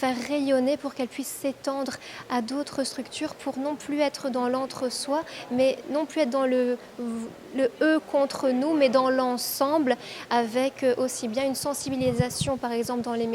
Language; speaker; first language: French; native; French